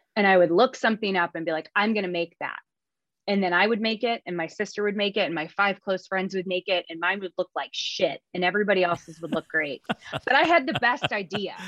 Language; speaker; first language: English; native; English